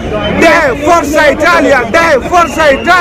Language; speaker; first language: Italian; non-native, learner; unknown